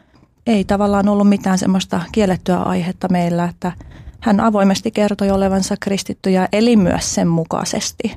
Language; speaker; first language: Finnish; early bilingual, other home language; Albanian